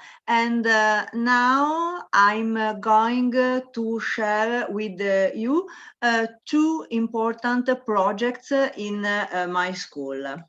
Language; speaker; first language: English; non-native, learner; Italian